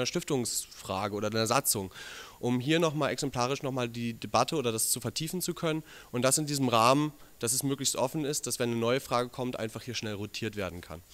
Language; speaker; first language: German; native; German